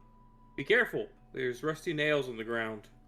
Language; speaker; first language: English; native; English